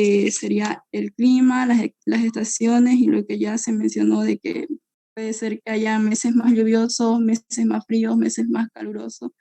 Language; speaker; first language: Spanish; native; Spanish